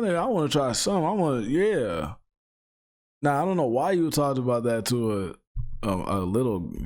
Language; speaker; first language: English; native; English